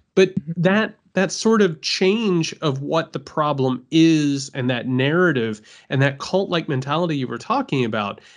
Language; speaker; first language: English; native; English